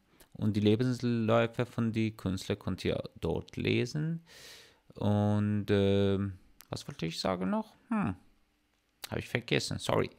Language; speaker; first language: German; non-native, learner; Persian